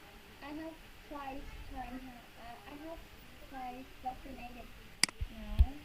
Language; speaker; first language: English; non-native, learner; Vietnamese